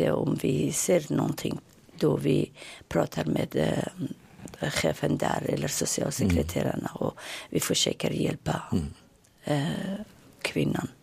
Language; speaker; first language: Swedish; non-native, fluent; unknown